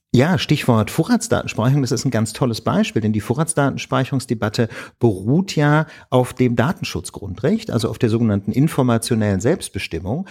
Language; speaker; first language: German; native; German